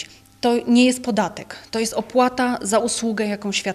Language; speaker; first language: Polish; native; Polish